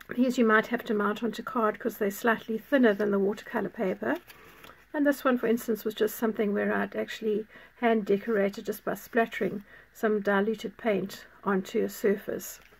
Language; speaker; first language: English; native; English